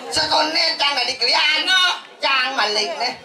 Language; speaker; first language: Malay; non-native, local second language; Balinese